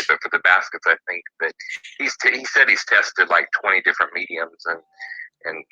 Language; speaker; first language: English; native; English